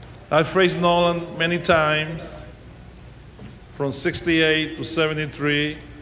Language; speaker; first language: English; non-native, fluent; Spanish